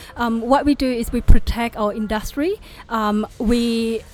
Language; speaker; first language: English; non-native, fluent; Indonesian